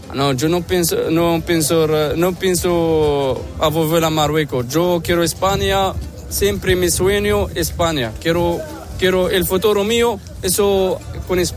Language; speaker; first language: Spanish; non-native, learner; Arabic